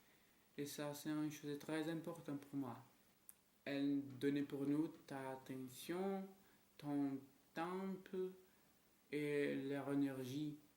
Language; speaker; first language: French; non-native, learner; Portuguese